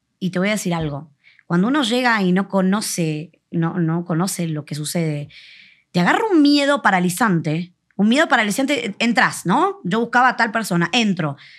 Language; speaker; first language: Spanish; native; Spanish